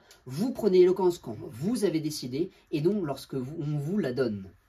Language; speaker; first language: French; native; French